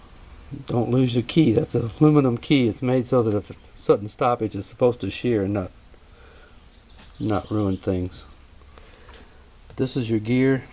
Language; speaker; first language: English; native; English